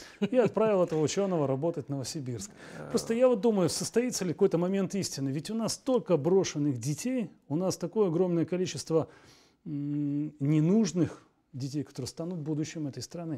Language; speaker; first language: Russian; native; Russian